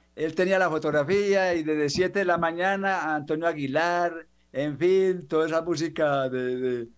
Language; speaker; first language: Spanish; native; Spanish